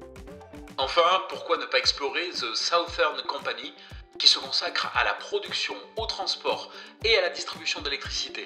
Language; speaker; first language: French; native; French